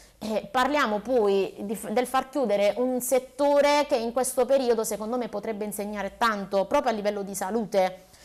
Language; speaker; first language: Italian; native; Italian